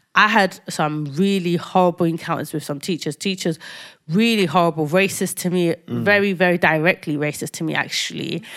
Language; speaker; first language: English; native; English